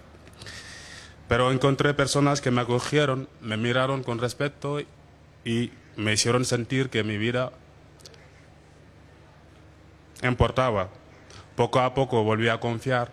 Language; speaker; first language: Spanish; non-native, fluent; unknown